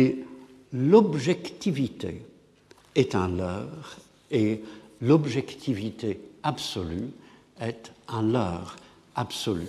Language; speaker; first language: French; non-native, fluent; English